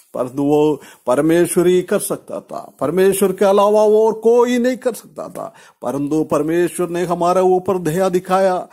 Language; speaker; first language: Hindi; non-native, local second language; Malayalam